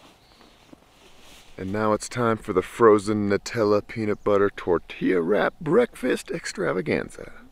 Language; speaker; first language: English; native; English